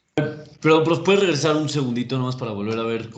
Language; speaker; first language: Spanish; native; Spanish